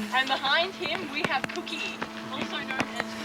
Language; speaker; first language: English; native; English